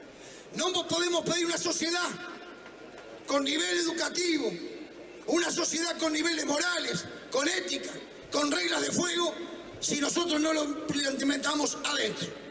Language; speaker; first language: Spanish; native; Spanish